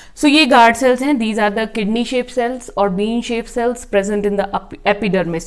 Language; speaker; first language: Hindi; native; Hindi